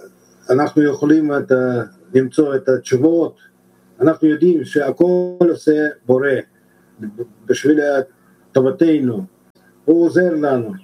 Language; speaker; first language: Hebrew; non-native, fluent; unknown